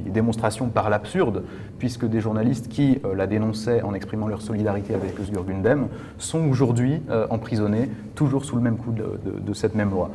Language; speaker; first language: French; native; French